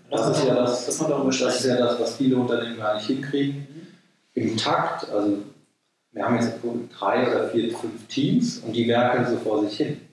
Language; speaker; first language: German; native; German